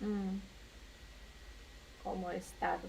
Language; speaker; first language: Spanish; non-native, learner; Russian